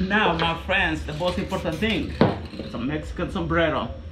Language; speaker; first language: English; non-native, fluent; Spanish